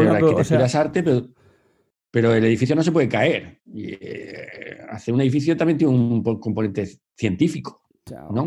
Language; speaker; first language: Spanish; native; Spanish